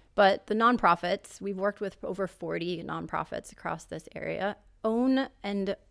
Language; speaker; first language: English; native; English